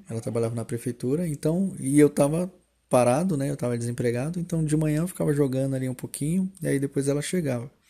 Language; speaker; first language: Portuguese; native; Portuguese